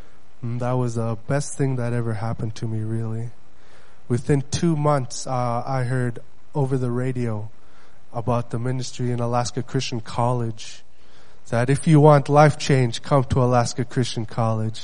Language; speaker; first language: English; early bilingual, other home language; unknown